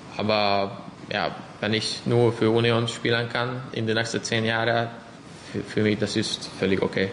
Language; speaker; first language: German; non-native, learner; Hungarian